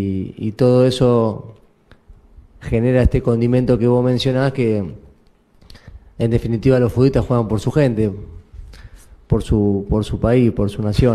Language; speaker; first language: Spanish; native; Spanish